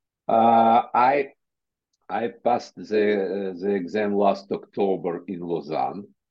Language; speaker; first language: English; non-native, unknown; Ukrainian